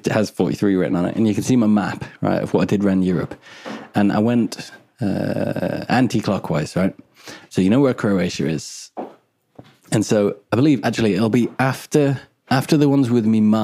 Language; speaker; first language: English; native; English